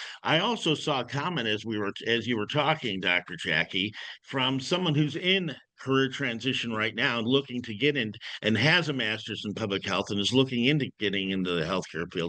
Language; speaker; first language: English; native; English